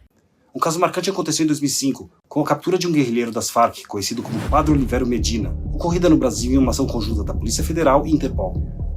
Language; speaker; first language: Portuguese; native; Portuguese